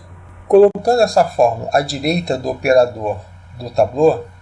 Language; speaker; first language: Portuguese; native; Portuguese